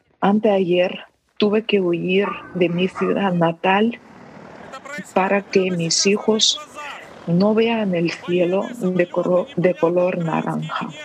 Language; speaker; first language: Spanish; non-native, fluent; Ukrainian